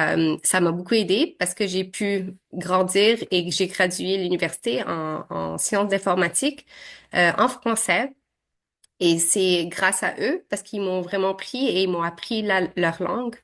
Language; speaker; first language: French; early bilingual, other home language; Arabic